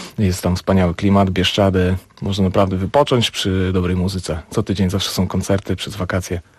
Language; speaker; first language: Polish; native; Polish